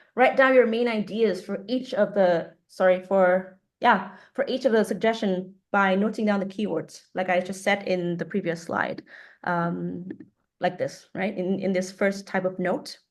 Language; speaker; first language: English; non-native, fluent; Vietnamese